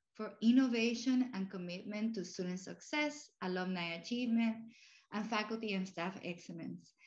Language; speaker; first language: English; non-native, fluent; Spanish